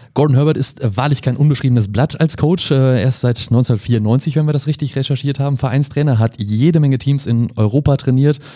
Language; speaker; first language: German; native; German